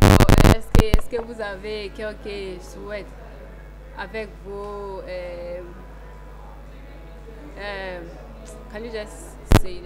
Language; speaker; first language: French; non-native, learner; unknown